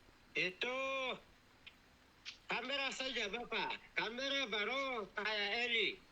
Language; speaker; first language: Indonesian; non-native, local second language; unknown